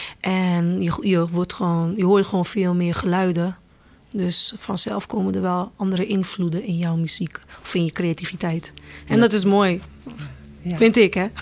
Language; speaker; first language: Dutch; early bilingual, other home language; Kabuverdianu